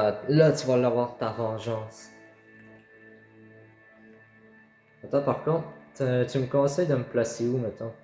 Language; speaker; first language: French; native; French